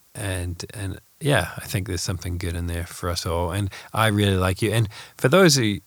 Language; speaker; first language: English; native; English